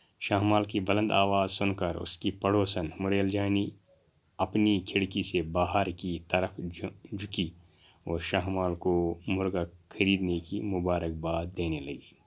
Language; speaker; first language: Urdu; non-native, local second language; Kashmiri